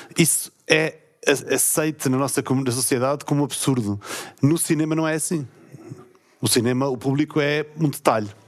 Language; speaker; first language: Portuguese; native; Portuguese